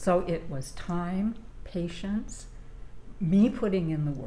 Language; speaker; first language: English; native; English